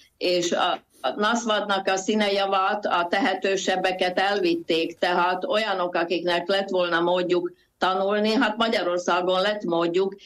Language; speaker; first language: Hungarian; native; Hungarian